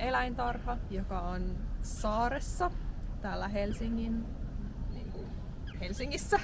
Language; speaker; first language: Finnish; native; Finnish